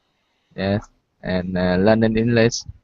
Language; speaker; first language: English; non-native, learner; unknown